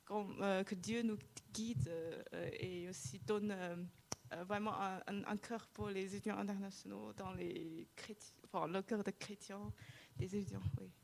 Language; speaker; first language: French; non-native, fluent; Chinese